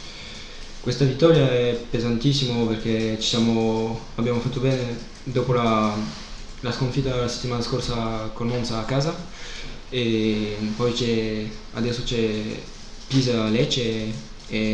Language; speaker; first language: Italian; non-native, fluent; French